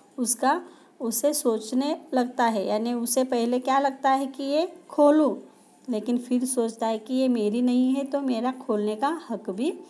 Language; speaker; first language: Hindi; non-native, local second language; Marathi